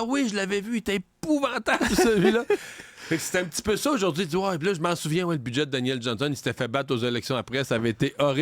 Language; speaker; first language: French; native; French